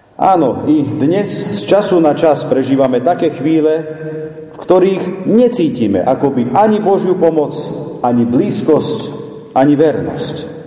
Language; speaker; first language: Slovak; native; Slovak